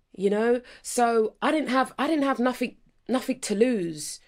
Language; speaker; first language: English; native; English